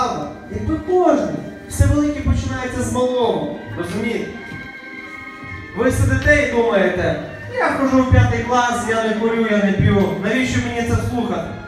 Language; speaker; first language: Ukrainian; native; Ukrainian